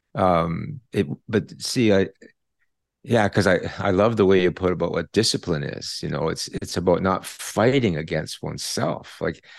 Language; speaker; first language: English; native; English